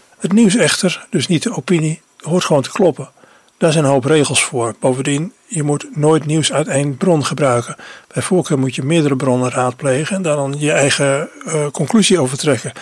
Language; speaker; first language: Dutch; native; Dutch